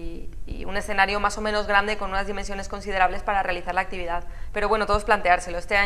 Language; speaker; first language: Spanish; native; Spanish